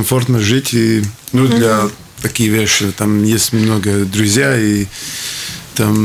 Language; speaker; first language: Russian; non-native, local second language; Latvian